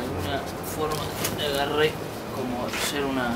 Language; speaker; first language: Spanish; native; Spanish